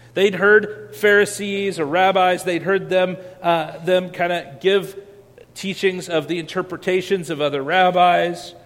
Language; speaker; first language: English; native; English